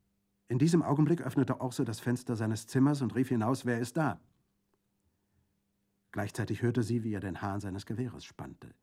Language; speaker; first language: German; native; German